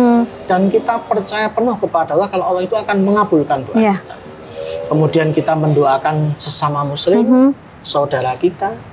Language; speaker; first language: Indonesian; native; Indonesian